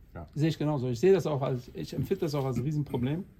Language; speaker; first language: German; non-native, fluent; Portuguese